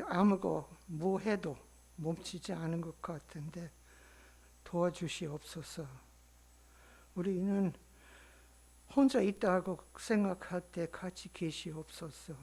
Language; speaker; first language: Korean; non-native, learner; English